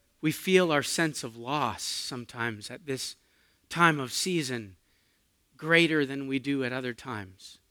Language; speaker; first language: English; native; English